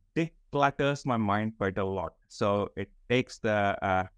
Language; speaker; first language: English; non-native, local second language; Kashmiri